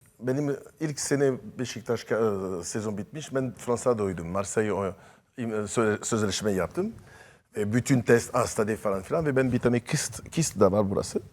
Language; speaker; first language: Turkish; non-native, learner; French